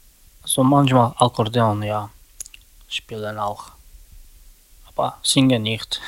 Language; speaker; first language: German; non-native, learner; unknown